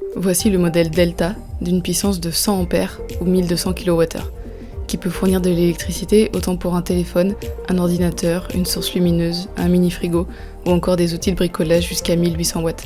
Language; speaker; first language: French; native; French